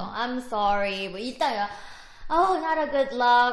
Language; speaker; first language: English; non-native, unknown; Korean